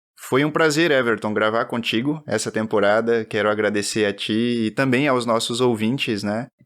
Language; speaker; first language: Portuguese; native; Portuguese